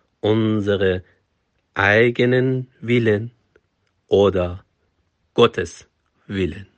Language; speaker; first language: German; non-native, fluent; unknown